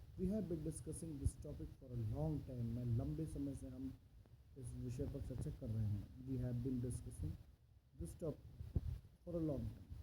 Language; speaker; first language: Hindi; native; Hindi